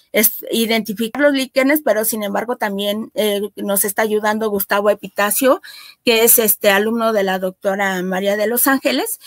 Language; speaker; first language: Spanish; native; Spanish